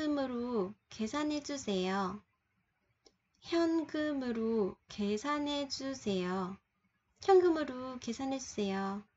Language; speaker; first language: Korean; non-native, fluent; Vietnamese